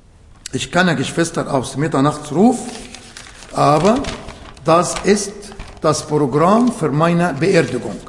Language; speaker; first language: German; non-native, fluent; Arabic